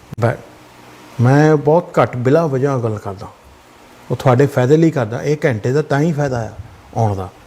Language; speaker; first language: Punjabi; early bilingual, heritage; Punjabi